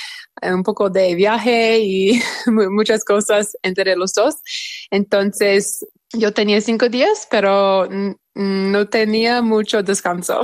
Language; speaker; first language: Spanish; non-native, learner; English